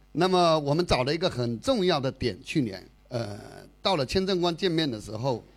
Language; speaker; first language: Chinese; native; Chinese